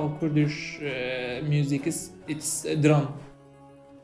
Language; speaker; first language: English; non-native, learner; Arabic